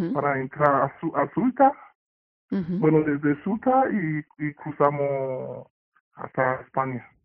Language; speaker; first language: Spanish; non-native, fluent; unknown